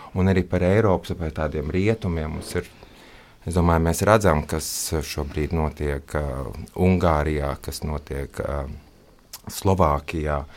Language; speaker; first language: Latvian; non-native, local second language; Russian